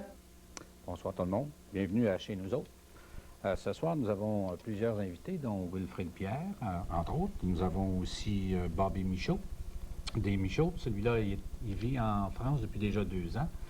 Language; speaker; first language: French; native; French